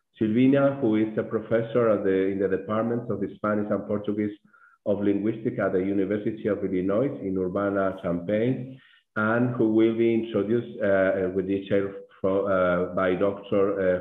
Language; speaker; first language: English; non-native, fluent; Spanish